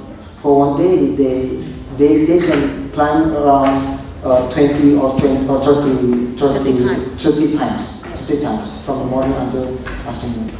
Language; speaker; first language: English; non-native, local second language; Indonesian